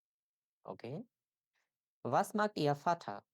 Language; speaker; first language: German; non-native, learner; Bangla